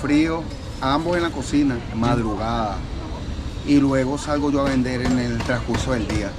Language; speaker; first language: Spanish; native; Spanish